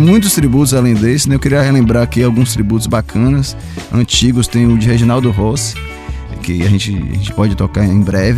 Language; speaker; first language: Portuguese; native; Portuguese